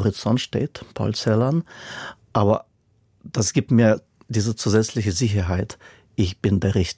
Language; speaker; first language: German; non-native, fluent; Russian